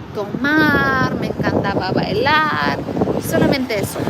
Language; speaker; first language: Spanish; early bilingual, heritage; Spanish